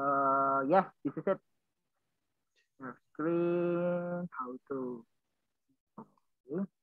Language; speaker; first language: English; non-native, learner; Indonesian